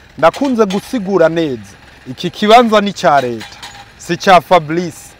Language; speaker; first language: Rundi; early bilingual, heritage; Rundi